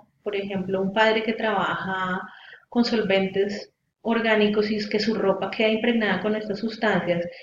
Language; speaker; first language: Spanish; native; Spanish